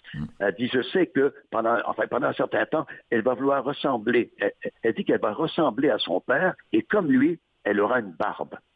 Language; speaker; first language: French; native; French